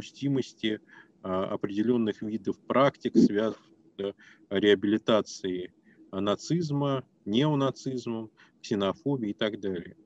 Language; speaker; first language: Russian; native; Russian